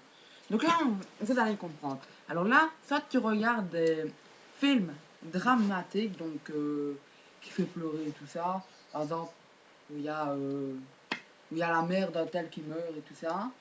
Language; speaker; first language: French; native; French